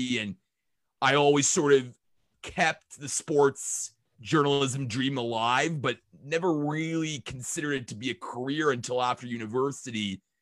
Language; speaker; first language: English; native; English